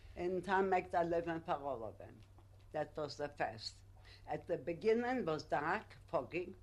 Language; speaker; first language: English; non-native, learner; Polish